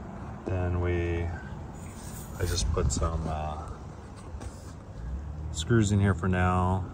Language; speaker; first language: English; native; English